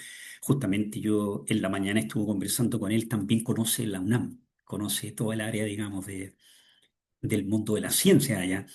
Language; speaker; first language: Spanish; native; Spanish